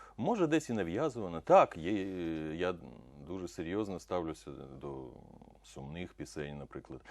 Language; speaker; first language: Ukrainian; non-native, local second language; Russian